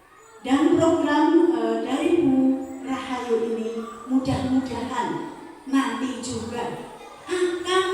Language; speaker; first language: Indonesian; non-native, local second language; Javanese